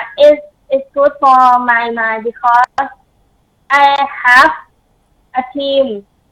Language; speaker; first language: English; non-native, learner; Thai